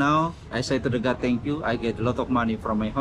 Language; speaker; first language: English; non-native, learner; Indonesian